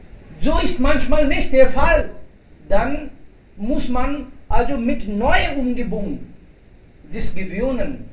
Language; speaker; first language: German; non-native, fluent; Hindi